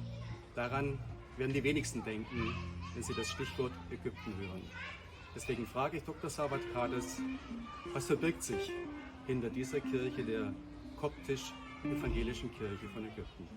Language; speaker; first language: German; native; German